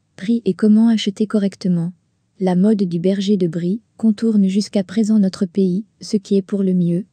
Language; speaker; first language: French; native; French